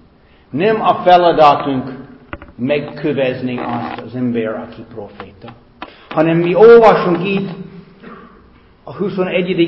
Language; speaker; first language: Hungarian; non-native, fluent; English